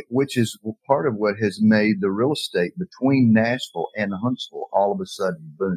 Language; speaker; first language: English; native; English